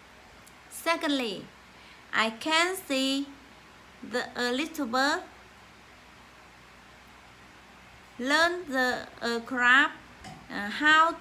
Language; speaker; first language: English; non-native, learner; Vietnamese